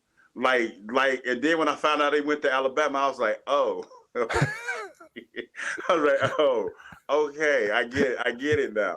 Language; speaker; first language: English; native; English